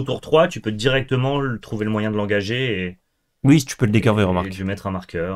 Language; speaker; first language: French; native; French